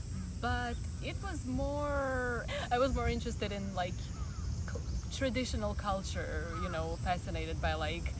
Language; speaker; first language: English; non-native, fluent; Croatian